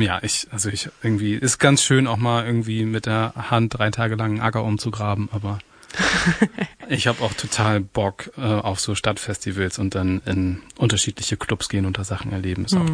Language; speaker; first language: German; native; German